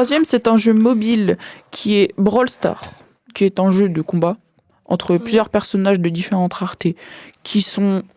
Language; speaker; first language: French; native; French